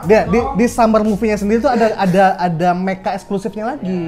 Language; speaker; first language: Indonesian; native; Indonesian